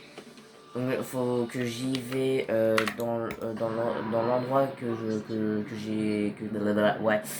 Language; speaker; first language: French; native; French